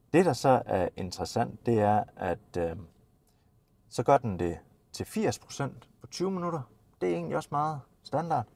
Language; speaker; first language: Danish; native; Danish